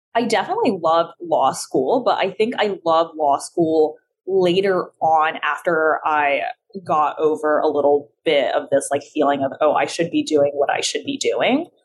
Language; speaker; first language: English; early bilingual, other home language; Chinese